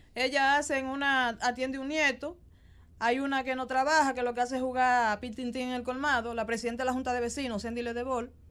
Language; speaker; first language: Spanish; native; Spanish